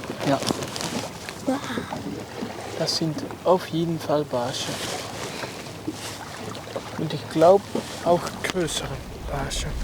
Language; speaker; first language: German; non-native, learner; Dutch